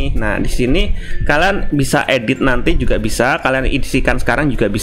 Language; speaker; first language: Indonesian; native; Indonesian